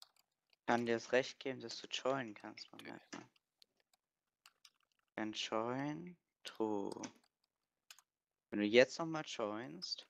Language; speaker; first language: German; native; German